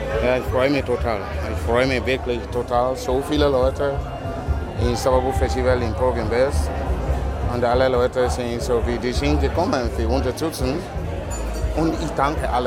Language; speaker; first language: German; non-native, learner; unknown